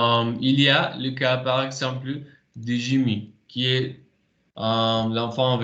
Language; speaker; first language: French; non-native, fluent; Spanish